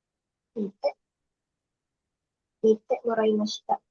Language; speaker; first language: Japanese; non-native, learner; Indonesian